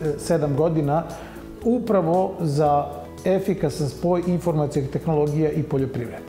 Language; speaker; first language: Serbian; native; Serbian